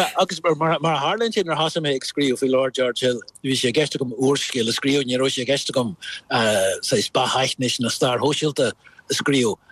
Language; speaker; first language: Irish; non-native, local second language; English